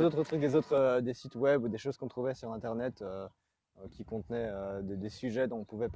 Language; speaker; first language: French; native; French